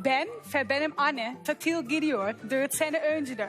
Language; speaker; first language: Turkish; non-native, learner; Dutch